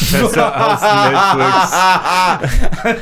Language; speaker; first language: German; non-native, learner; English